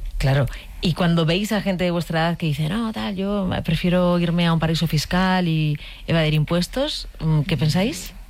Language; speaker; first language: Spanish; native; Spanish